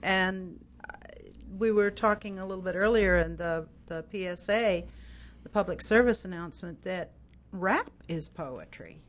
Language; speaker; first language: English; native; English